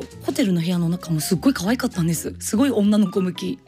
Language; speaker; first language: Japanese; native; Japanese